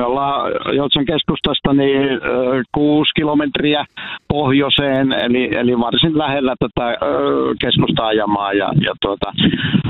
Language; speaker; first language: Finnish; native; Finnish